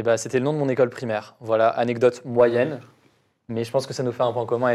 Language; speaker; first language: French; native; French